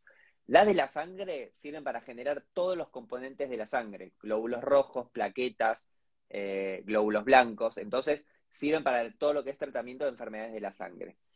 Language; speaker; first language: Spanish; native; Spanish